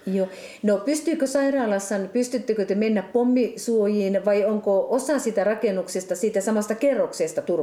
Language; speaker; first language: Finnish; native; Finnish